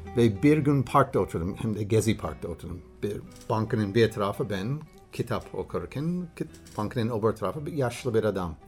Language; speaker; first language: Turkish; non-native, learner; English